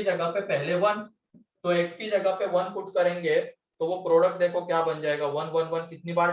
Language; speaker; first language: Hindi; native; Hindi